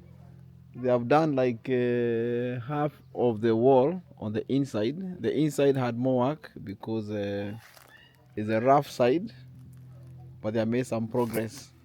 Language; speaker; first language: English; non-native, local second language; Swahili